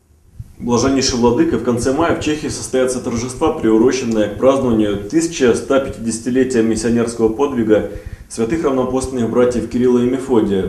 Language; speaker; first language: Russian; native; Russian